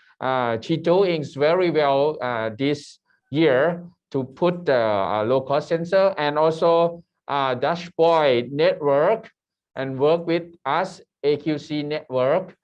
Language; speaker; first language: English; non-native, learner; Thai